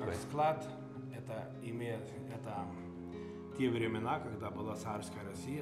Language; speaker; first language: Russian; non-native, local second language; Lithuanian